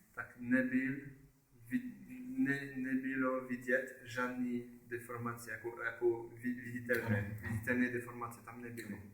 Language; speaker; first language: Czech; non-native, learner; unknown